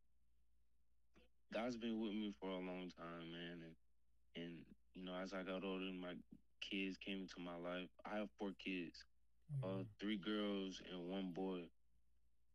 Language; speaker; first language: English; native; English